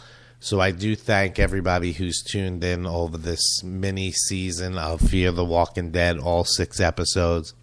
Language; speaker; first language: English; native; English